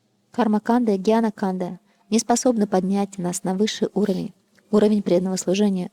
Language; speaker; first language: Russian; native; Russian